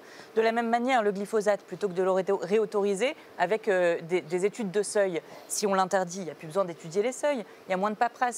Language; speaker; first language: French; native; French